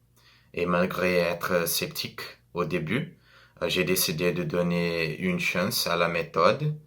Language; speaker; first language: French; non-native, fluent; Portuguese